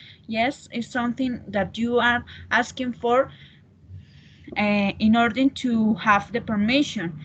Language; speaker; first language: English; non-native, learner; Spanish